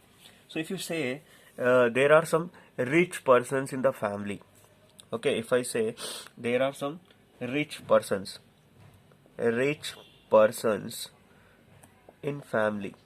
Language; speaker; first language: English; non-native, local second language; Telugu